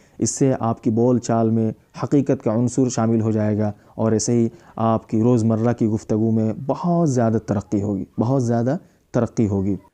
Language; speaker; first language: Urdu; native; Urdu